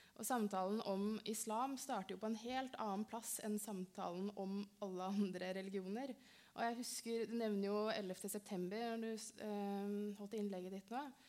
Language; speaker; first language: Norwegian; early bilingual, other home language; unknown